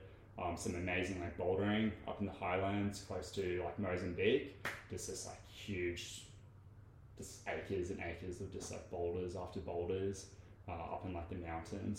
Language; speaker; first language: English; native; English